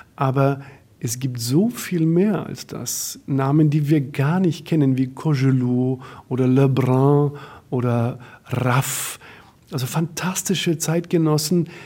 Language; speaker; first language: German; native; German